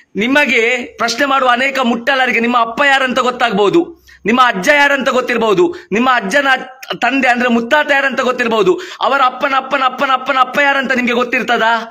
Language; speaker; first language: Kannada; non-native, local second language; Tulu